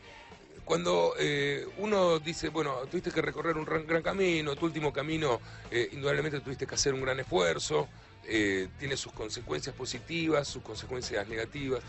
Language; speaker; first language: Spanish; native; Spanish